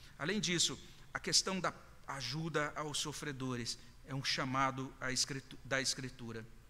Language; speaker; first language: Portuguese; native; Portuguese